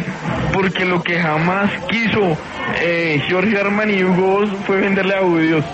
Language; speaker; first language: Spanish; native; Spanish